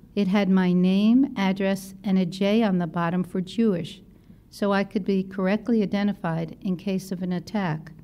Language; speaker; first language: English; native; English